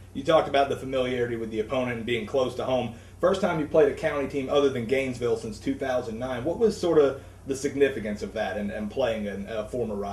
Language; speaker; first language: English; native; English